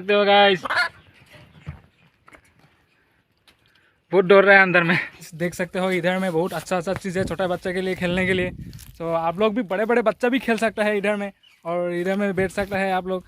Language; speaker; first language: Hindi; non-native, local second language; Assamese